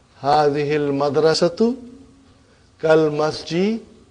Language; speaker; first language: Arabic; non-native, fluent; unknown